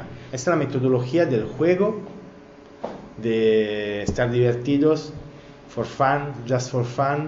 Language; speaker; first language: Spanish; non-native, learner; Italian